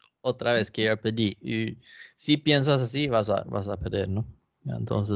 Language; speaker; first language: Spanish; non-native, fluent; Swedish